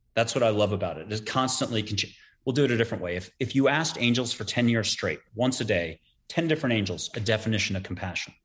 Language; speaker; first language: English; native; English